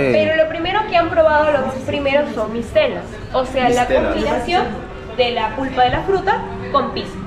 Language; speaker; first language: Spanish; native; Spanish